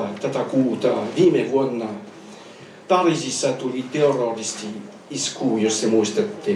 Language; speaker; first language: Finnish; non-native, fluent; French